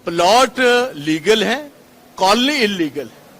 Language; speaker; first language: Hindi; non-native, local second language; Punjabi